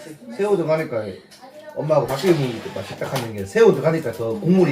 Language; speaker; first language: Korean; native; Korean